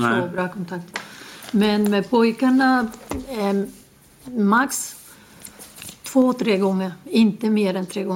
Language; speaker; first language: Swedish; non-native, learner; Spanish